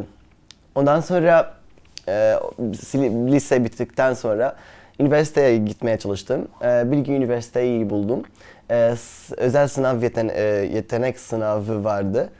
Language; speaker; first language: Turkish; non-native, fluent; Arabic